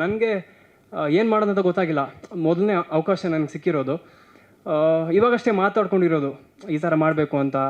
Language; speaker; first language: Kannada; non-native, local second language; Tulu